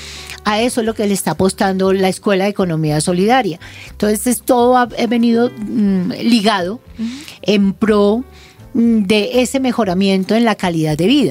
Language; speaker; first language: Spanish; native; Spanish